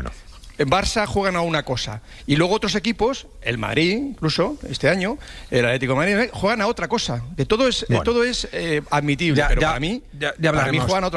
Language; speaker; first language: Spanish; native; Spanish